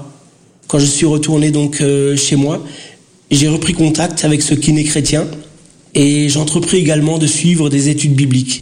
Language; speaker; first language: French; early bilingual, other home language; Portuguese